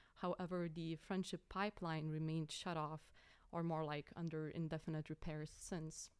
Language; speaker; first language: English; non-native, fluent; Lithuanian